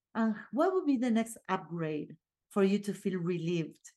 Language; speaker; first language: English; non-native, fluent; Spanish